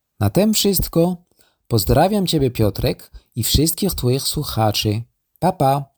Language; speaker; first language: Polish; non-native, learner; French